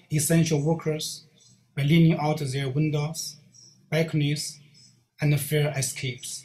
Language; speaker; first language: English; non-native, learner; Chinese